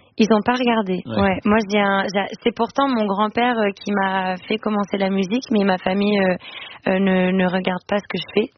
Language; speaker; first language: French; non-native, fluent; Portuguese